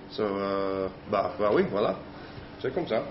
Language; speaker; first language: French; non-native, learner; English